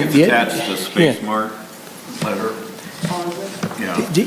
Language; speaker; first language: English; native; English